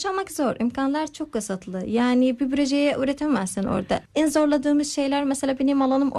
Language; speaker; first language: Turkish; non-native, learner; Arabic